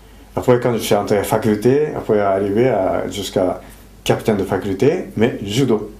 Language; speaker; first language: French; non-native, fluent; Japanese